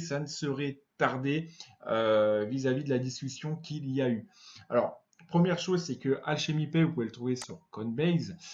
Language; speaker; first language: French; native; French